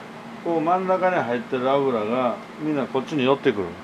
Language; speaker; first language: Japanese; native; Japanese